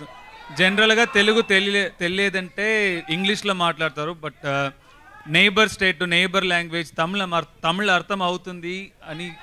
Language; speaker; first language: Telugu; non-native, learner; Tamil